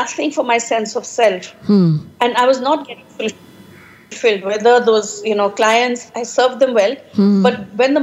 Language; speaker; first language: English; non-native, local second language; Punjabi